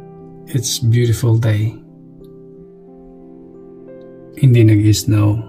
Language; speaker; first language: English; non-native, local second language; Filipino